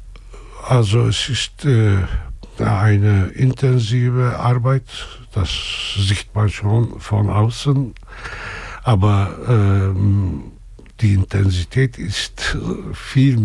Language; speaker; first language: German; non-native, fluent; Kurdish